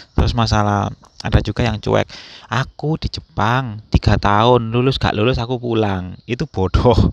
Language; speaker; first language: Indonesian; native; Indonesian